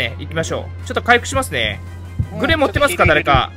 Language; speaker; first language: Japanese; native; Japanese